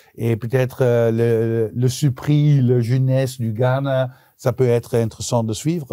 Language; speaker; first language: French; non-native, local second language; Dutch